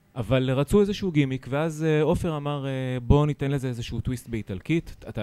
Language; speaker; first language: Hebrew; early bilingual, other home language; Italian